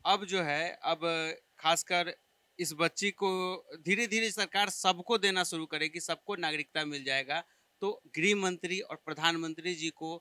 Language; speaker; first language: Hindi; native; Hindi